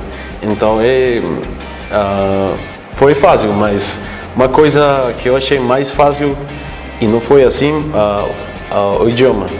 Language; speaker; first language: Portuguese; non-native, fluent; Spanish